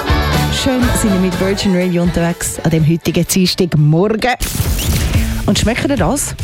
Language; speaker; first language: German; native; German